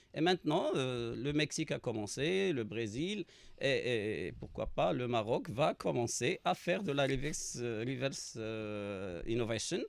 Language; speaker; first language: French; non-native, local second language; Arabic